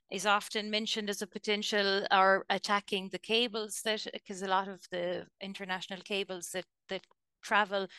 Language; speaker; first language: English; native; English